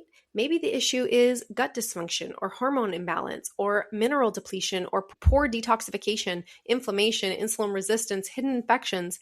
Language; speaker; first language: English; native; English